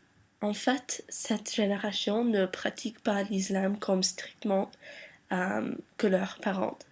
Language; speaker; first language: French; non-native, learner; English